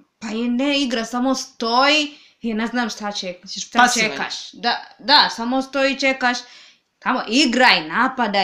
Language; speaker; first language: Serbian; non-native, learner; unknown